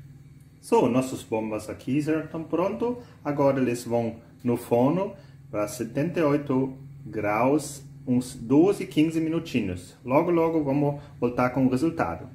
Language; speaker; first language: Portuguese; non-native, fluent; German